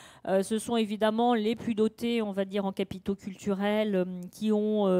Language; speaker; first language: French; native; French